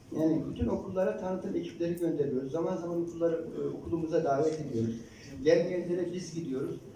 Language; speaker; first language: Turkish; native; Turkish